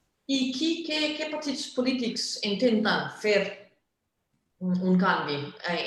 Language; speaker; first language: Catalan; non-native, fluent; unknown